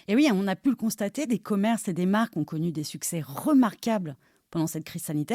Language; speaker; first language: French; native; French